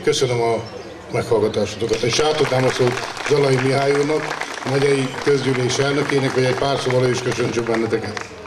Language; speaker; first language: Hungarian; native; Hungarian